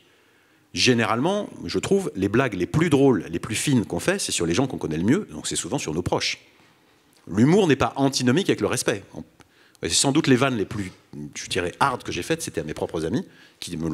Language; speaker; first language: French; native; French